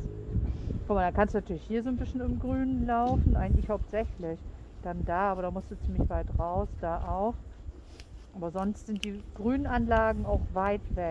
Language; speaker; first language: German; native; German